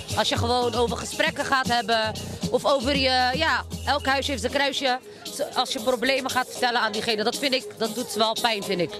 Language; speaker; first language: Dutch; early bilingual, other home language; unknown